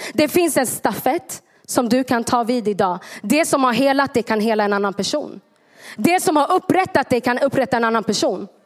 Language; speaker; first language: Swedish; early bilingual, other home language; Tigrinya